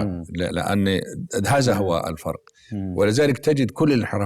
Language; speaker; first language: Arabic; native; Arabic